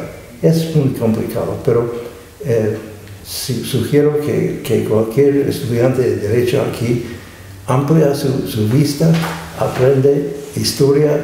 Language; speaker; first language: Spanish; non-native, fluent; English